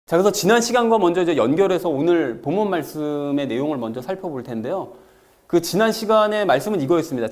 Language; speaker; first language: Korean; native; Korean